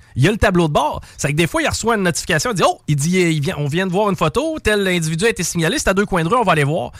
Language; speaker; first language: French; native; French